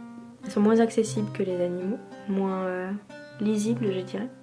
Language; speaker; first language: French; native; French